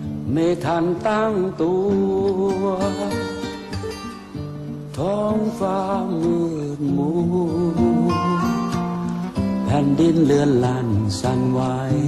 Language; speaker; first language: Thai; native; Thai